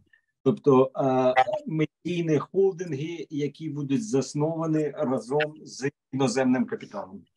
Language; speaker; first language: Ukrainian; native; Ukrainian